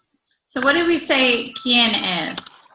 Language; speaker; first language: Spanish; non-native, fluent; English